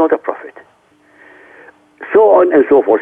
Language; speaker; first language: English; non-native, fluent; Arabic